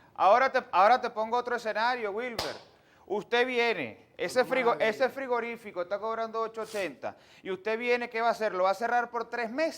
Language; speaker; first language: Spanish; native; Spanish